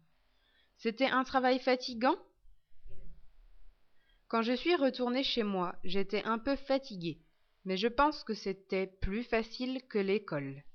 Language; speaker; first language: French; non-native, learner; English